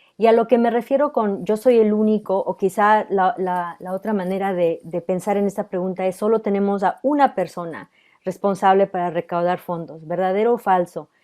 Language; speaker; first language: Spanish; early bilingual, heritage; Spanish